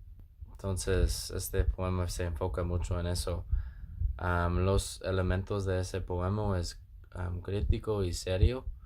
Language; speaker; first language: Spanish; non-native, learner; English